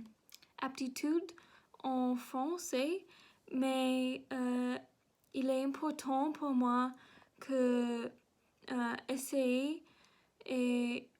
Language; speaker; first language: French; non-native, learner; English